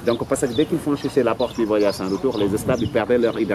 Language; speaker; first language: French; non-native, local second language; Wolof